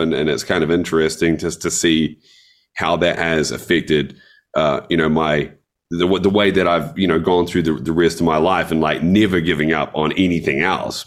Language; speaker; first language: English; native; English